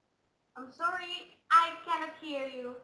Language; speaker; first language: English; non-native, learner; Indonesian